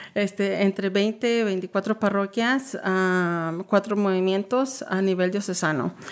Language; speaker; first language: Spanish; early bilingual, heritage; Spanish